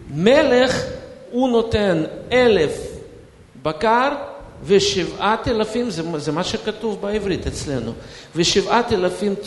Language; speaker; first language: Hebrew; non-native, fluent; Russian